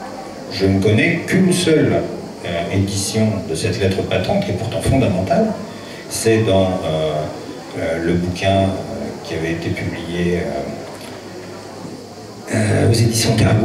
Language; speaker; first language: French; native; French